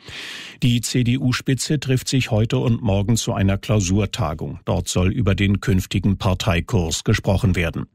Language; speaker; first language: German; native; German